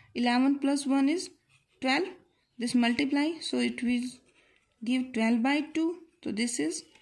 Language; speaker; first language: English; non-native, local second language; Hindi